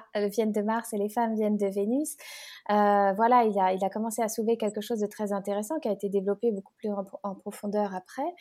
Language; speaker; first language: French; native; French